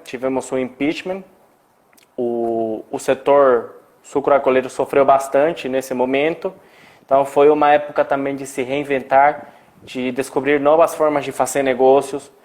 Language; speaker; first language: Portuguese; non-native, fluent; Spanish